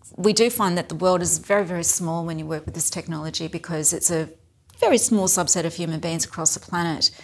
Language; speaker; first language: English; native; English